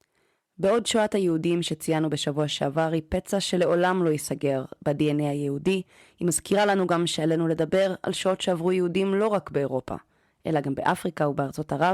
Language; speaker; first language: Hebrew; native; Hebrew